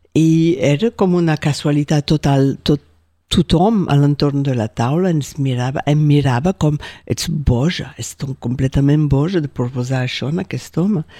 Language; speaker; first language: Catalan; non-native, local second language; French